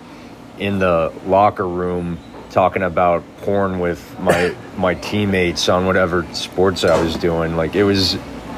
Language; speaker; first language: English; native; English